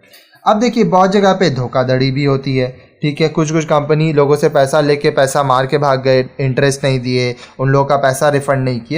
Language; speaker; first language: Hindi; native; Hindi